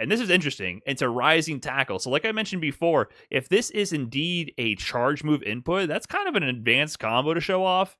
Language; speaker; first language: English; native; English